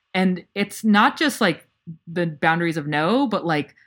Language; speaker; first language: English; native; English